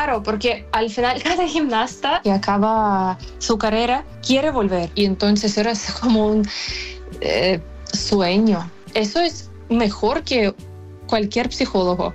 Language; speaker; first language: Spanish; non-native, fluent; Ukrainian